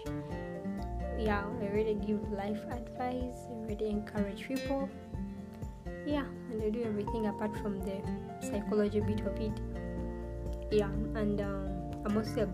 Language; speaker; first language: English; non-native, local second language; Ganda